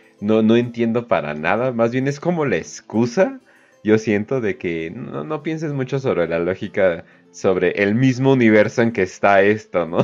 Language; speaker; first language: Spanish; native; Spanish